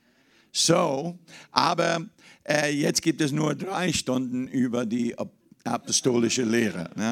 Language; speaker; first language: German; non-native, fluent; English